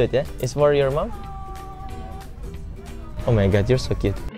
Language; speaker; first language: English; non-native, fluent; Indonesian